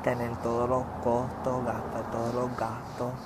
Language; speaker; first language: Spanish; early bilingual, other home language; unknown